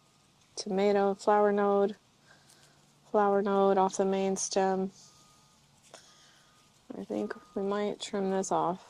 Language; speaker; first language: English; native; English